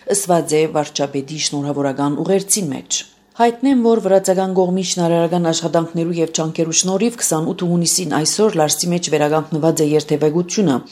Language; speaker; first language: Armenian; early bilingual, heritage; Armenian